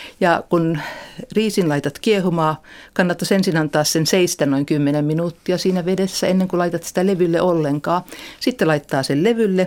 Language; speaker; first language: Finnish; native; Finnish